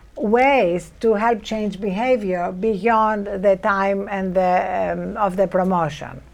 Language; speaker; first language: English; non-native, fluent; Greek